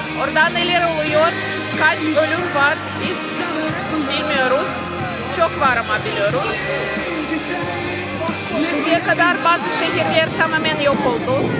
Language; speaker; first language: Turkish; non-native, fluent; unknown